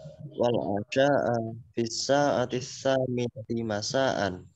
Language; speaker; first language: Arabic; non-native, learner; Indonesian